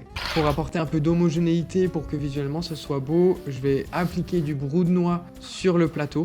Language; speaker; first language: French; native; French